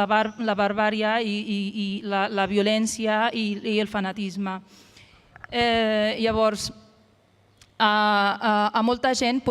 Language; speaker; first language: Catalan; non-native, fluent; Arabic